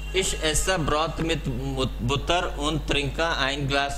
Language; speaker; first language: German; non-native, learner; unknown